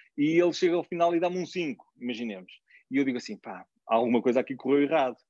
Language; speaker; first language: Portuguese; native; Portuguese